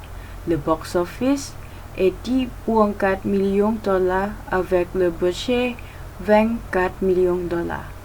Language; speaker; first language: French; non-native, learner; Thai